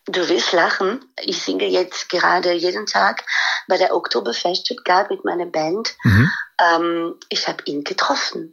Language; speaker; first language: German; non-native, fluent; French